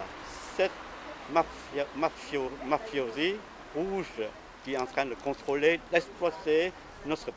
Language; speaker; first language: French; non-native, fluent; Vietnamese